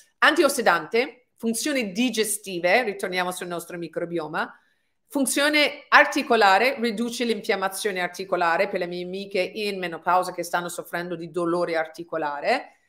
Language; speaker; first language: Italian; non-native, fluent; English